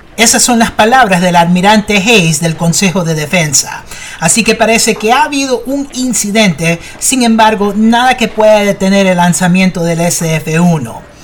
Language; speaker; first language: Spanish; early bilingual, heritage; Spanish